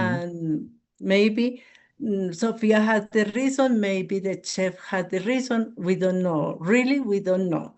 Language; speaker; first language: English; non-native, learner; Spanish